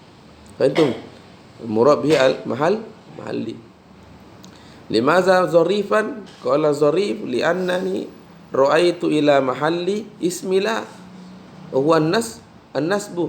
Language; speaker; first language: Arabic; non-native, fluent; Indonesian